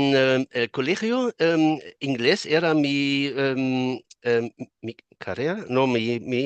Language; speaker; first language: Spanish; non-native, fluent; German